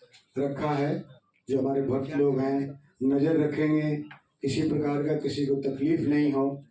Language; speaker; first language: Hindi; native; Hindi